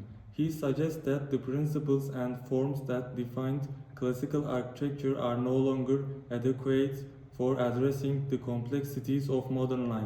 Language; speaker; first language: English; non-native, learner; Turkish